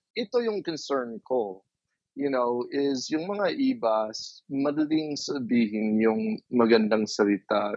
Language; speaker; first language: Filipino; non-native, fluent; English